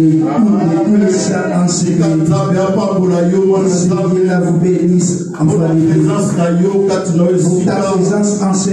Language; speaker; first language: French; non-native, local second language; Lingala